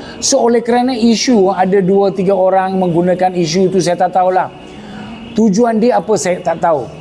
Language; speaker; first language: Malay; non-native, local second language; Tamil